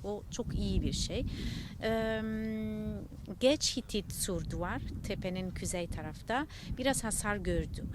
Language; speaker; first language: Turkish; non-native, learner; Italian